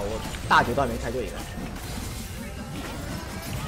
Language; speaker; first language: Chinese; native; Chinese